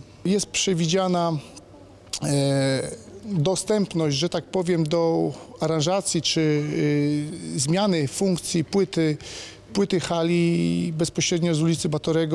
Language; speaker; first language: Polish; native; Polish